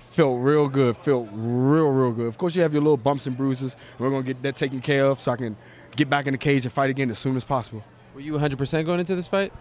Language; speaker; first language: English; native; English